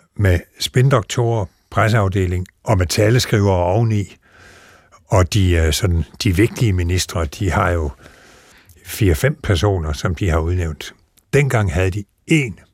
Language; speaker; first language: Danish; native; Danish